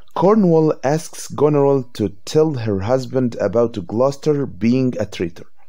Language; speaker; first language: English; non-native, fluent; Arabic